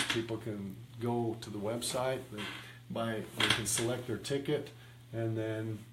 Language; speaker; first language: English; native; English